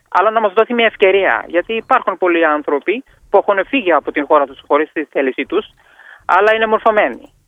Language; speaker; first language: Greek; non-native, fluent; Kashmiri